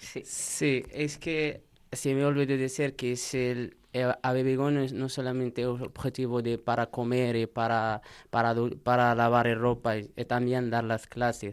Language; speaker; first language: Spanish; non-native, learner; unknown